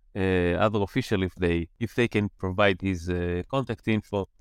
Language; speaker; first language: English; non-native, fluent; Hebrew